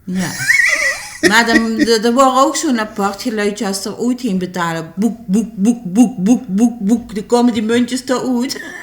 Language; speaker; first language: Dutch; native; Dutch